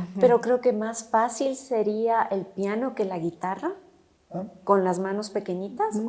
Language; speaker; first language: Spanish; native; Spanish